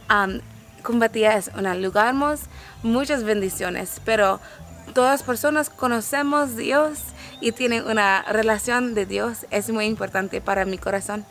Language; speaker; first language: Spanish; non-native, learner; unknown